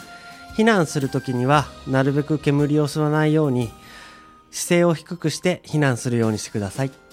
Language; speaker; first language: Japanese; native; Japanese